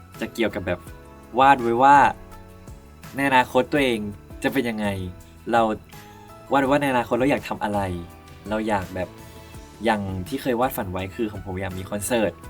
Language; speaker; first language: Thai; native; Thai